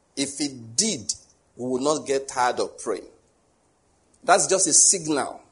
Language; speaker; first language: English; non-native, local second language; Yoruba